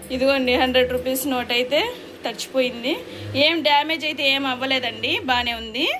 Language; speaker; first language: Telugu; non-native, local second language; Urdu